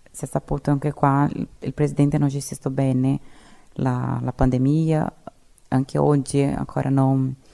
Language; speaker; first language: Italian; non-native, fluent; Portuguese